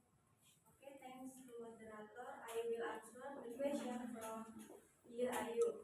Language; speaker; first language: English; non-native, learner; Indonesian